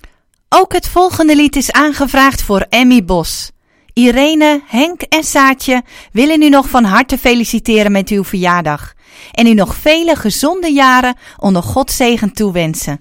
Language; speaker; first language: Dutch; native; Dutch